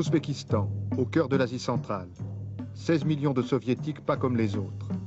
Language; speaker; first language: French; native; French